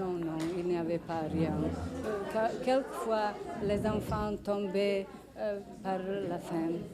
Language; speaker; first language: French; non-native, learner; Bosnian